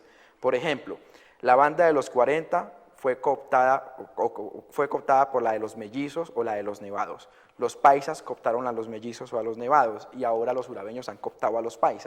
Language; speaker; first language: Spanish; native; Spanish